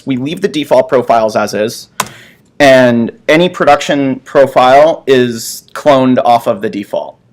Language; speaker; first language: English; native; English